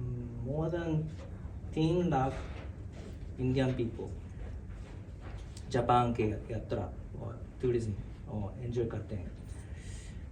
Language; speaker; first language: Hindi; non-native, fluent; Japanese